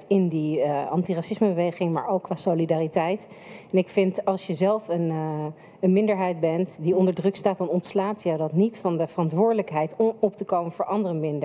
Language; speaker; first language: Dutch; native; Dutch